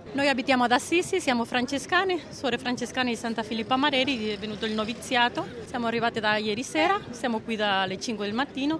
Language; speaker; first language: Italian; native; Italian